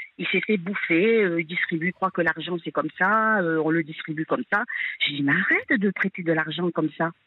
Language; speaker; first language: French; native; French